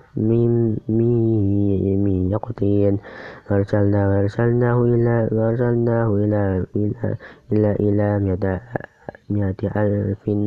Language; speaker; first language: Arabic; non-native, learner; Indonesian